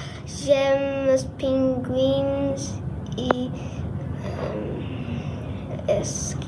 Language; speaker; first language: French; non-native, learner; English